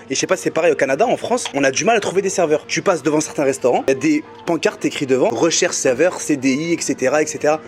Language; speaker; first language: French; early bilingual, other home language; Riffian